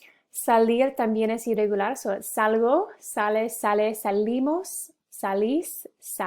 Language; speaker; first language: Spanish; non-native, fluent; English